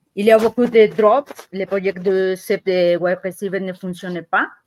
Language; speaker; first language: French; non-native, learner; Spanish